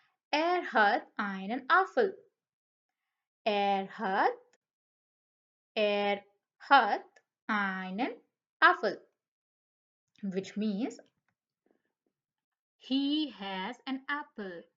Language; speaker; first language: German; non-native, fluent; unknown